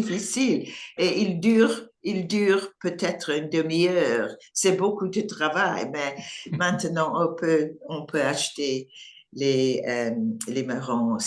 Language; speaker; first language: French; non-native, learner; English